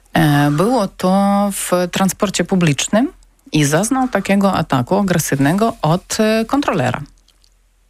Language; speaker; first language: Polish; non-native, learner; Ukrainian